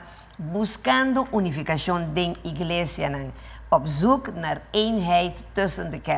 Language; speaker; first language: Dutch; non-native, local second language; Papiamento